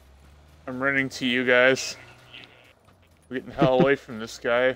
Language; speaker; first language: English; native; English